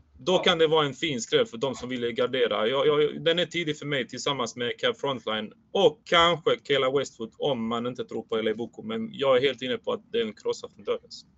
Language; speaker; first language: Swedish; early bilingual, other home language; Bosnian